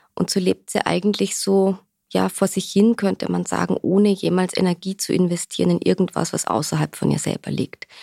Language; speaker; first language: German; native; German